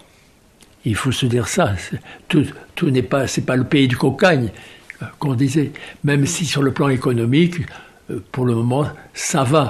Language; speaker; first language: French; native; French